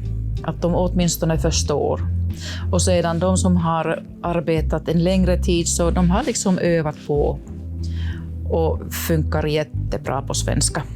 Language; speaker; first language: Swedish; non-native, local second language; Finnish